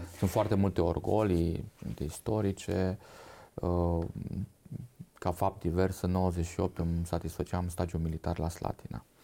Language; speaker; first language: Romanian; non-native, local second language; Hungarian